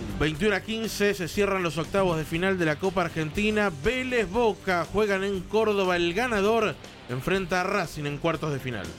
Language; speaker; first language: Spanish; native; Spanish